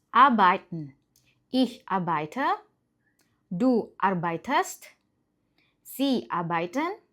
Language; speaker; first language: German; non-native, fluent; Indonesian